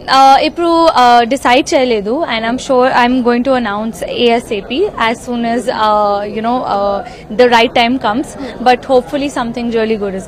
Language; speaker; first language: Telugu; non-native, learner; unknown